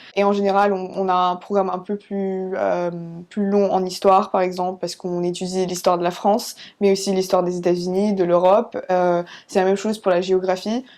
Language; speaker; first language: French; early bilingual, other home language; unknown